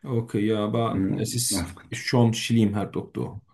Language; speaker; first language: German; non-native, fluent; Turkish